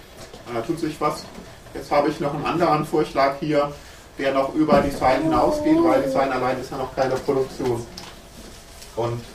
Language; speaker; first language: German; native; German